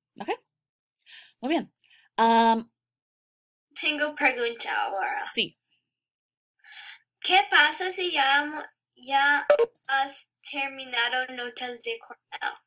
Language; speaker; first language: Spanish; non-native, learner; English